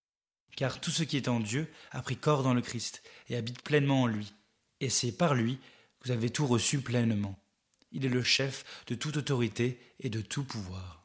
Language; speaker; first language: French; native; French